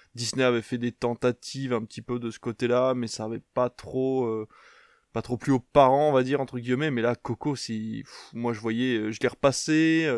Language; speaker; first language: French; native; French